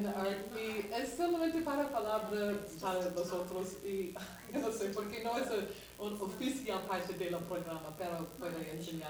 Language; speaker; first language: Spanish; non-native, learner; English